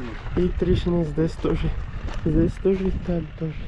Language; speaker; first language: Russian; non-native, learner; Persian